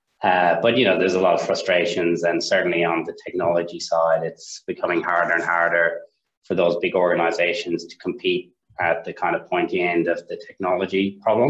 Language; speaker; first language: English; native; English